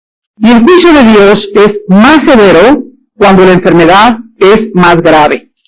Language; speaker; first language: Spanish; native; Spanish